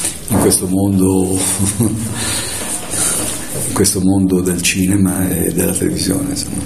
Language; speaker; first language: Italian; native; Italian